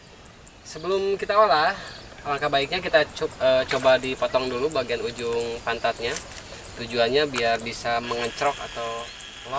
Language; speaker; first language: Indonesian; non-native, local second language; Sundanese